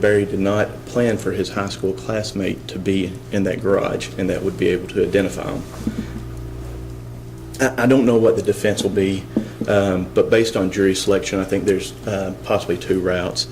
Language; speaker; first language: English; native; English